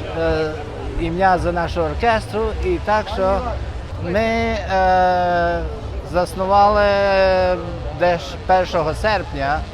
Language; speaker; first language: Ukrainian; non-native, learner; Bosnian